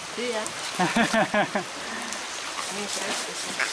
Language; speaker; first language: Spanish; non-native, local second language; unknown